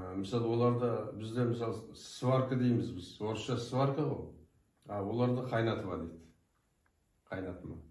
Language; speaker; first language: Kazakh; non-native, local second language; Turkish